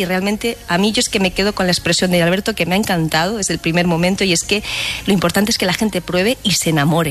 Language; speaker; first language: Spanish; native; Spanish